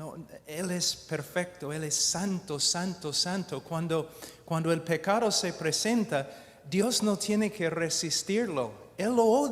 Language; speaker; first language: Spanish; non-native, fluent; English